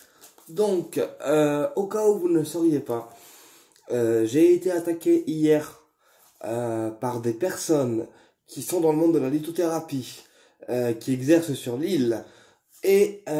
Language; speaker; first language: French; native; French